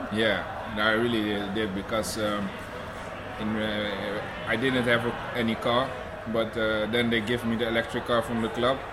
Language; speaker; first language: English; non-native, fluent; Dutch